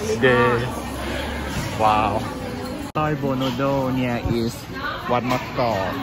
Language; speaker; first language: English; non-native, learner; Thai